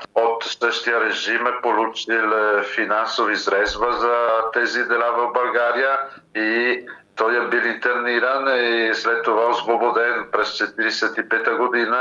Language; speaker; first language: Bulgarian; non-native, fluent; Italian